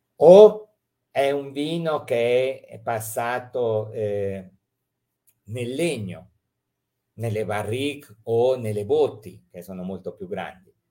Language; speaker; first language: Italian; early bilingual, heritage; Italian